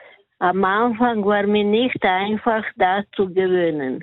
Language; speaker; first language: German; non-native, learner; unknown